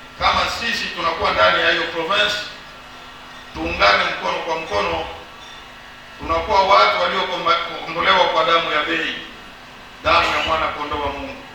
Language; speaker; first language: Swahili; native; Swahili